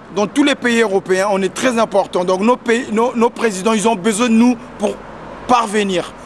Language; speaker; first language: French; non-native, local second language; Lingala